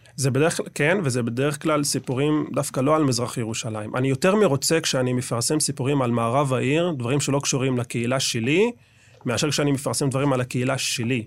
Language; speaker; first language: Hebrew; non-native, local second language; Arabic